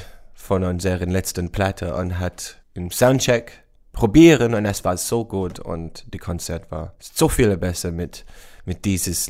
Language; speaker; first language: German; non-native, learner; English